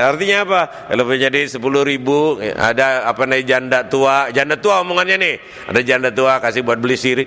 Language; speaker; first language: Indonesian; native; Indonesian